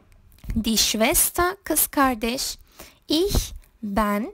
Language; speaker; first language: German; non-native, fluent; Turkish